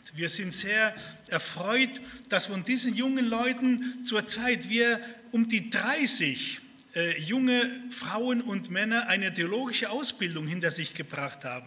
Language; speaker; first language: German; early bilingual, other home language; Spanish